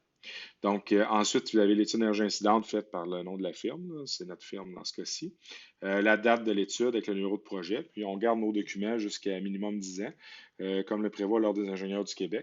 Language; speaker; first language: French; native; French